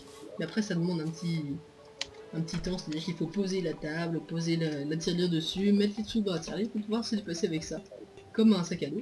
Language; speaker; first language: French; native; French